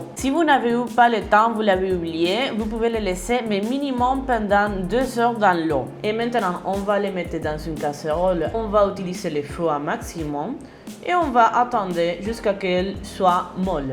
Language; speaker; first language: French; non-native, learner; Spanish